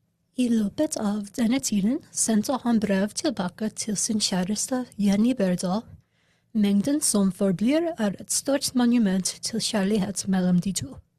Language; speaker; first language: Norwegian; non-native, learner; English